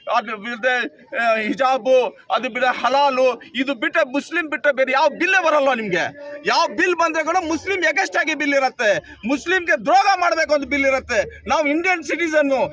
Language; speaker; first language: Kannada; non-native, local second language; Urdu